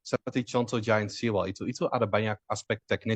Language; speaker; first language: Indonesian; non-native, fluent; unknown